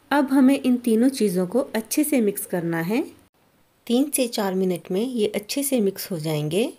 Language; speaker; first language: Hindi; native; Hindi